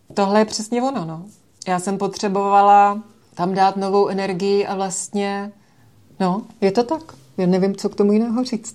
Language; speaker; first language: Czech; native; Czech